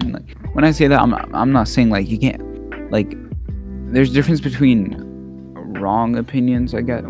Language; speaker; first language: English; early bilingual, other home language; Arabic